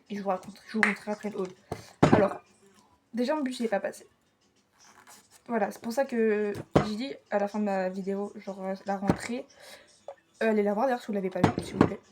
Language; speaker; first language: French; native; French